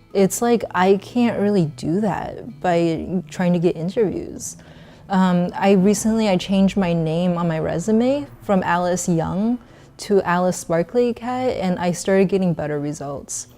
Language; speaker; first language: English; early bilingual, other home language; Chinese